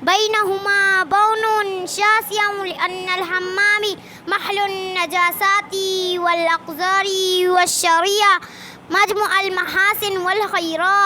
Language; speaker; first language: Arabic; non-native, learner; Urdu